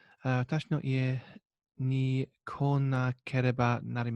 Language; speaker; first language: Japanese; non-native, learner; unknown